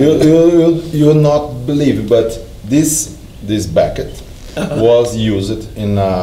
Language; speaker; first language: English; non-native, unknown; Portuguese